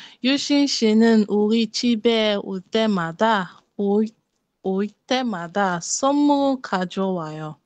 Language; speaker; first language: Korean; non-native, learner; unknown